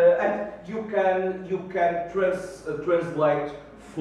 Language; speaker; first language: English; non-native, learner; Portuguese